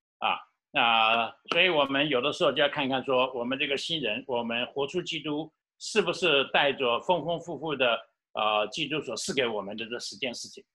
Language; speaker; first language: Chinese; native; Chinese